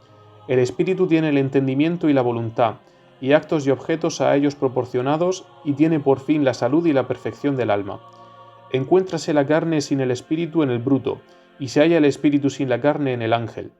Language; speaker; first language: Spanish; native; Spanish